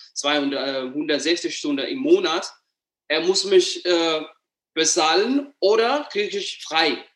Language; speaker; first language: German; non-native, fluent; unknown